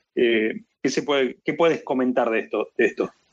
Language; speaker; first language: Spanish; native; Spanish